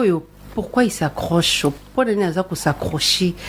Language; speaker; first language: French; non-native, local second language; Lingala